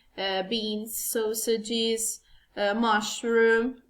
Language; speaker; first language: English; non-native, learner; Italian